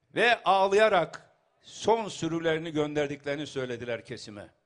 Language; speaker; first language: Turkish; native; Turkish